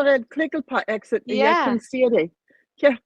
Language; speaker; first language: Danish; non-native, learner; English